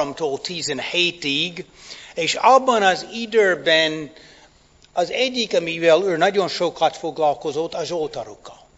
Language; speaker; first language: Hungarian; non-native, fluent; English